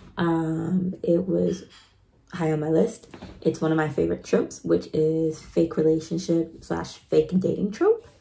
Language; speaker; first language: English; native; English